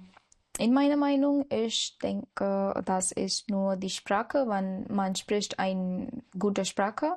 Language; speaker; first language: German; non-native, learner; Marathi